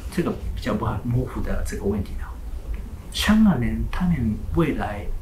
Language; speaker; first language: Japanese; native; Japanese